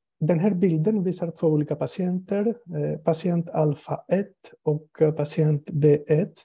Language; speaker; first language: Swedish; non-native, fluent; Greek